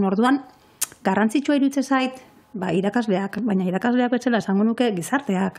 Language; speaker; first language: Basque; native; Basque